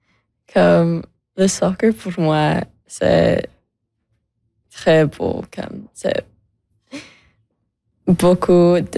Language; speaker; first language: French; non-native, local second language; English